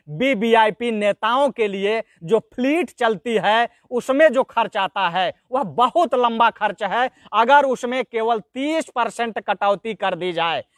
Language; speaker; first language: Hindi; native; Hindi